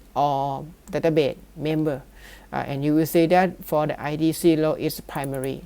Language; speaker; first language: English; non-native, learner; Thai